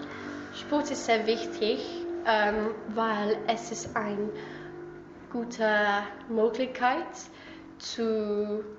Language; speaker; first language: German; non-native, learner; English